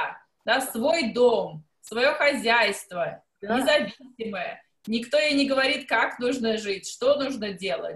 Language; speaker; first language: Russian; native; Russian